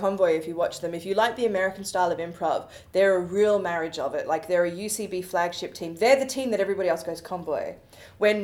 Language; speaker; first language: English; native; English